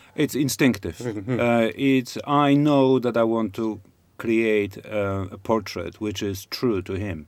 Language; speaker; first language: English; non-native, fluent; Polish